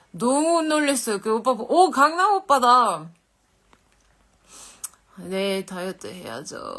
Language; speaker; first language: Korean; non-native, fluent; French